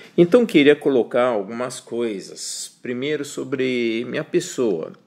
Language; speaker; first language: Portuguese; early bilingual, other home language; Chinese